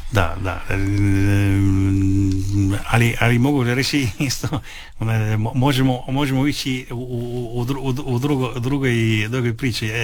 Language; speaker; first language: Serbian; non-native, fluent; Italian